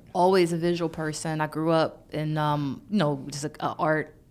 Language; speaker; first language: English; native; English